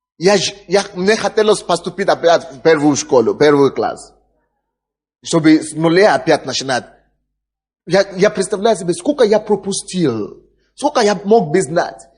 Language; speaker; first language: Russian; non-native, fluent; Yoruba